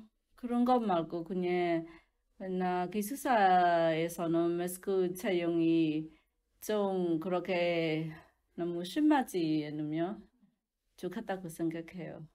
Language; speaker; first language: Korean; non-native, learner; Burmese